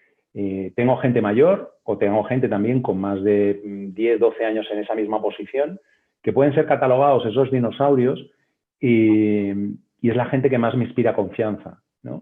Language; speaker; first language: Spanish; native; Spanish